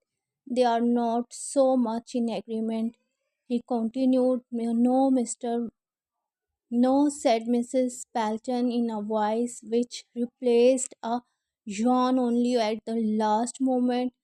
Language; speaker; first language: English; non-native, learner; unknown